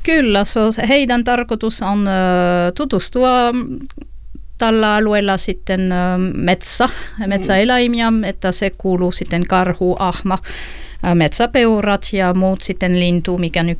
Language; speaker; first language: Finnish; non-native, fluent; French